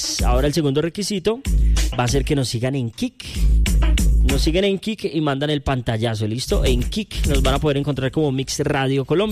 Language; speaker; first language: Spanish; native; Spanish